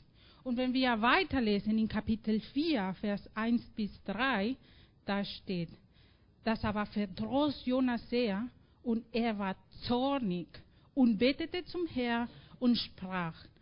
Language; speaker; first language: German; non-native, fluent; Spanish